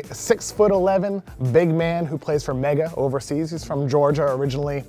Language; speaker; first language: English; native; English